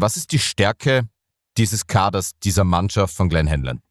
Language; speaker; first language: German; native; German